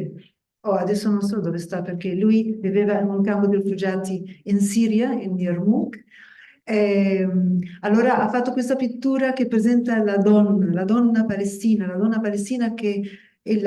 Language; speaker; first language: Italian; non-native, fluent; Spanish